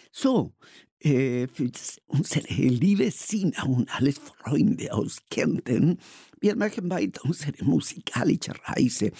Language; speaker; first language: German; non-native, learner; Spanish